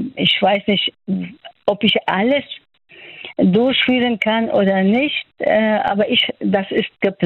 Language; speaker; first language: German; non-native, fluent; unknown